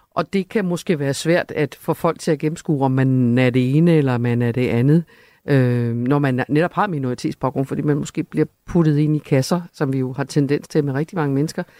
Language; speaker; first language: Danish; native; Danish